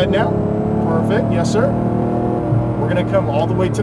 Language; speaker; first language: English; native; English